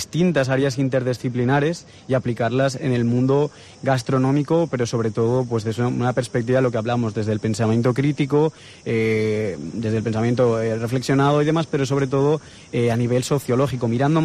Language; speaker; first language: Spanish; native; Spanish